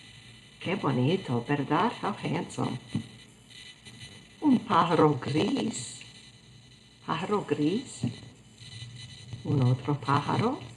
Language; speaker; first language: Spanish; non-native, fluent; English